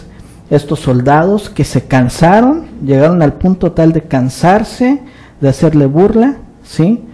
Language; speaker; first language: Spanish; native; Spanish